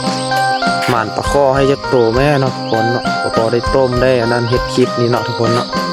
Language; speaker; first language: Thai; non-native, local second language; Lao